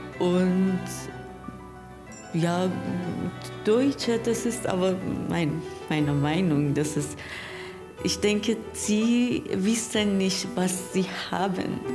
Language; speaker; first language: German; non-native, learner; Persian